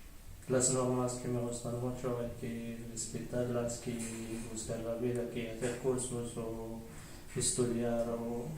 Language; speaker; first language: Spanish; early bilingual, other home language; Arabic